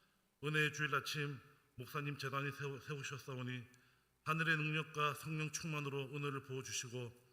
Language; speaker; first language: Korean; native; Korean